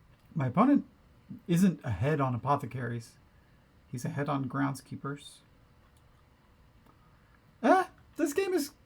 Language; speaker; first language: English; native; English